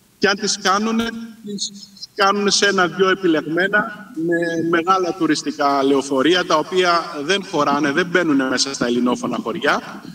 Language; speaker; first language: Greek; native; Greek